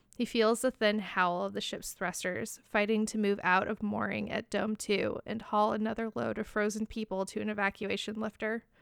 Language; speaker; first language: English; native; English